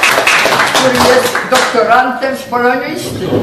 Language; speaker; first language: Polish; native; Polish